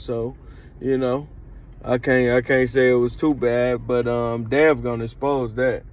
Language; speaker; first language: English; native; English